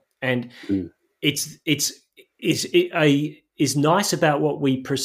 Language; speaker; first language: English; native; English